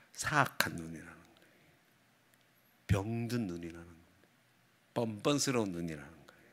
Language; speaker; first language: Korean; native; Korean